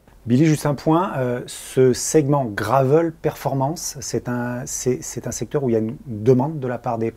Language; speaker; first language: French; native; French